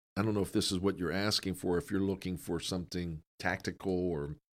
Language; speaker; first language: English; native; English